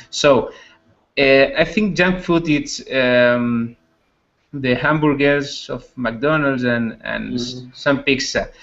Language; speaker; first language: English; non-native, learner; Spanish